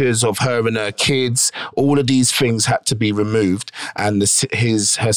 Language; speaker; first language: English; native; English